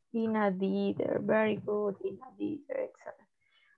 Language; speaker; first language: English; non-native, learner; Spanish